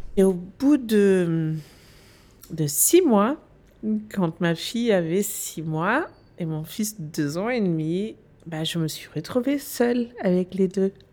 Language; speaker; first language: French; non-native, fluent; Danish